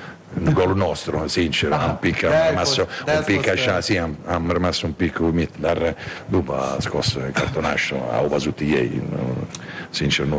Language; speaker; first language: Romanian; non-native, fluent; Italian